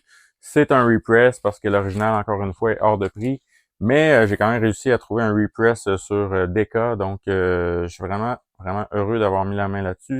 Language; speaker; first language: French; native; French